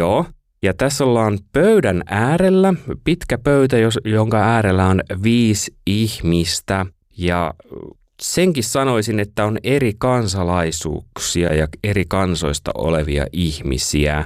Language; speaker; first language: Finnish; native; Finnish